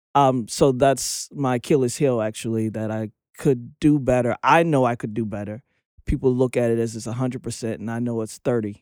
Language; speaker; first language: English; native; English